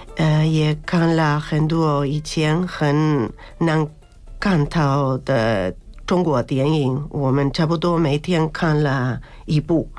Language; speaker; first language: Chinese; non-native, learner; Spanish